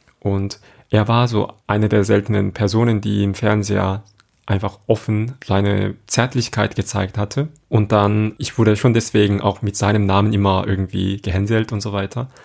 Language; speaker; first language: German; non-native, fluent; Korean